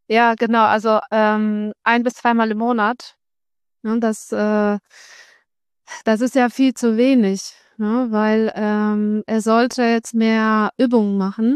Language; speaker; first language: German; non-native, fluent; Polish